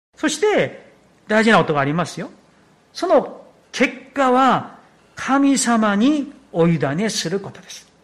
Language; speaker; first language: Japanese; non-native, fluent; Korean